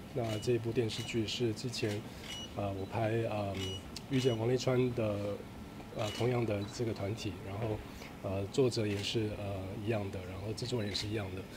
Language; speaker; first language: Chinese; early bilingual, heritage; Chinese